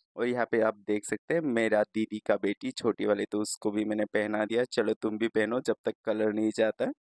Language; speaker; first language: Hindi; non-native, local second language; Bangla